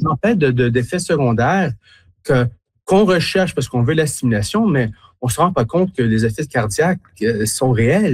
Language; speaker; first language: French; native; French